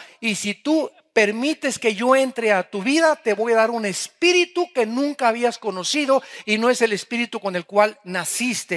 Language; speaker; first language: Spanish; native; Spanish